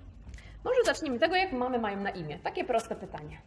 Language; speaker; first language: Polish; native; Polish